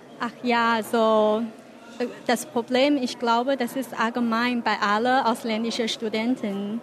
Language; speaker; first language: German; non-native, fluent; Chinese